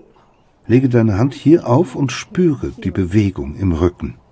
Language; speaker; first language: German; native; German